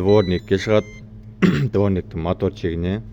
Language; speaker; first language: Kazakh; native; Kazakh